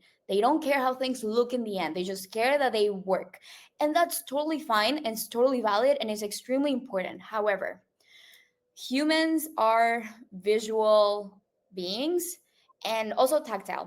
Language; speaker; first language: English; non-native, local second language; Spanish